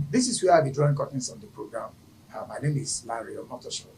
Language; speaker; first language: English; non-native, local second language; Yoruba